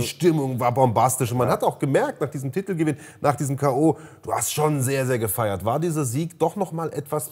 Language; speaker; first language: German; native; German